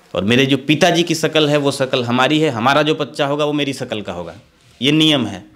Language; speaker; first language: Hindi; native; Hindi